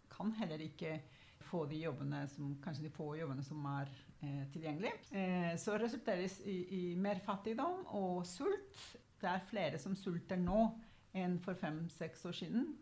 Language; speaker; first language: Norwegian; non-native, fluent; Spanish